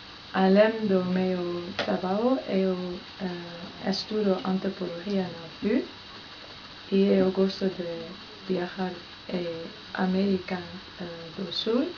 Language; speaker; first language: Portuguese; non-native, learner; Dutch